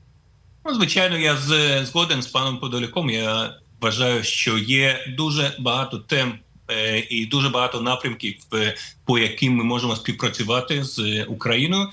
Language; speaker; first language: Ukrainian; non-native, fluent; Russian